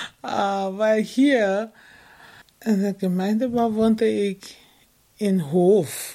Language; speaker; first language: German; non-native, fluent; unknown